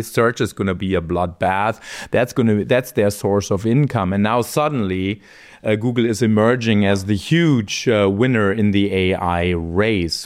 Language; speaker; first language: English; non-native, fluent; German